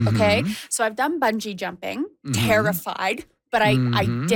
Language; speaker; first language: English; native; English